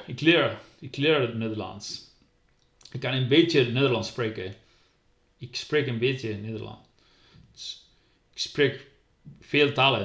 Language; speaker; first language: Dutch; non-native, learner; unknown